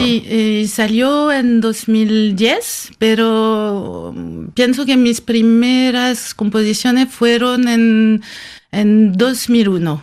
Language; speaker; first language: Spanish; non-native, fluent; French